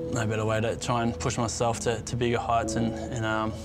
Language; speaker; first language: English; native; English